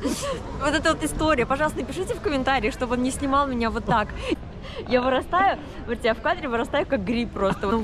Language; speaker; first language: Russian; native; Russian